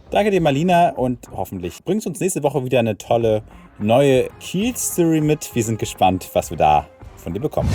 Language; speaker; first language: German; native; German